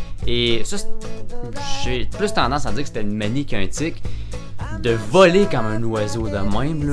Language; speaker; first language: French; native; French